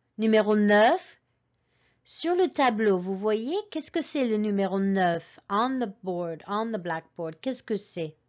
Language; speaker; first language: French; non-native, fluent; English